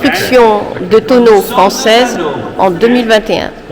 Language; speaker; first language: French; native; French